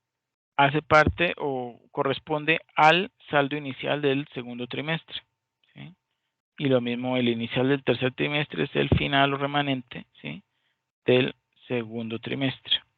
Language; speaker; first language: Spanish; native; Spanish